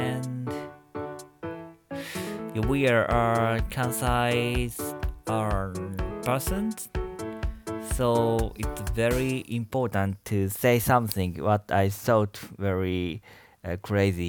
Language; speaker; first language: English; non-native, learner; Japanese